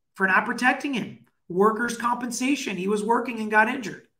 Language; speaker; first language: English; native; English